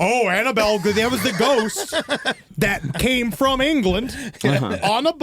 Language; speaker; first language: English; native; English